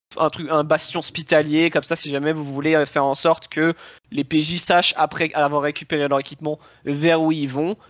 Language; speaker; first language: French; native; French